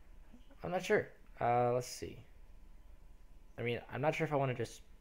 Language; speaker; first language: English; native; English